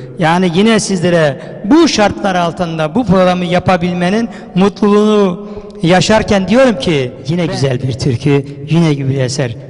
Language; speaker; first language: Turkish; native; Turkish